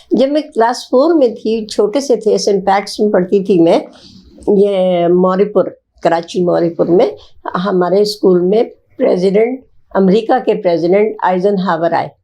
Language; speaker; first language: Urdu; native; Urdu